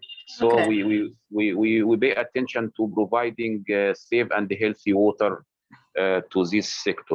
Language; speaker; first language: English; non-native, fluent; Arabic